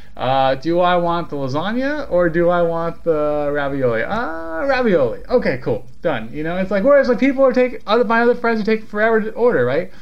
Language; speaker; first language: English; native; English